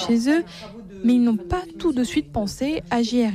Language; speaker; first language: French; native; French